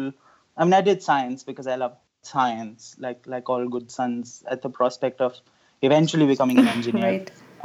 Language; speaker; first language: English; non-native, local second language; Hindi